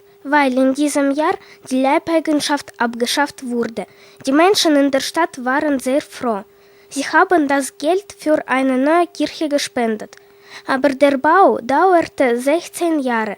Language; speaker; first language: German; non-native, learner; Russian